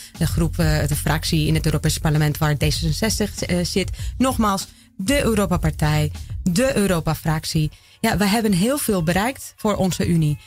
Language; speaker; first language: Dutch; non-native, fluent; Spanish